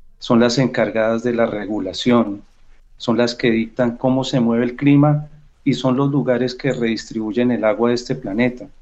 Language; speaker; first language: Spanish; native; Spanish